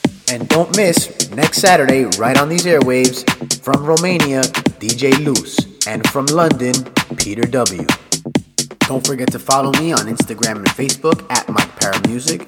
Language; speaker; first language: English; early bilingual, other home language; Spanish